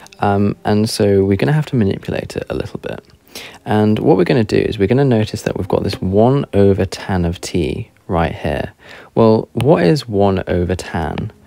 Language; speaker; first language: English; native; English